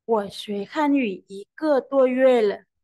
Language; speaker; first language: Chinese; non-native, learner; Vietnamese